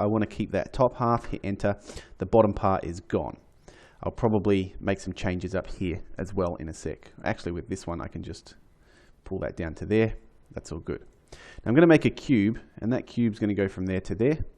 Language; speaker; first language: English; native; English